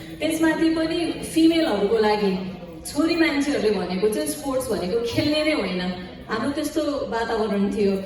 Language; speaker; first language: Nepali; native; Nepali